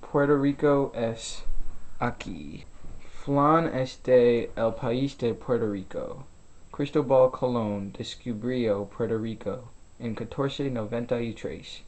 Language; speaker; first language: Spanish; non-native, learner; English